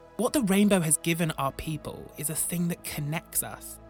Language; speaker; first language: English; native; English